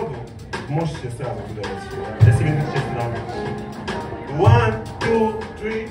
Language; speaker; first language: Russian; non-native, learner; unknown